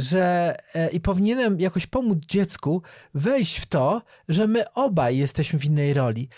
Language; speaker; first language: Polish; native; Polish